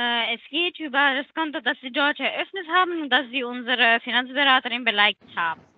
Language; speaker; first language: German; non-native, learner; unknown